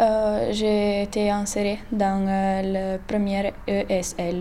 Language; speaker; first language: French; non-native, learner; Italian